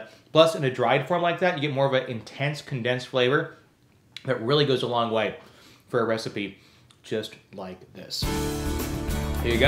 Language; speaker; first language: English; native; English